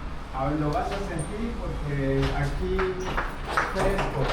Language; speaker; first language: Spanish; native; Spanish